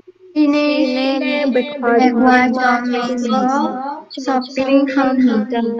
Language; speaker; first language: Korean; non-native, learner; Indonesian